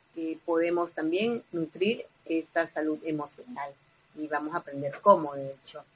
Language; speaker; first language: Spanish; native; Spanish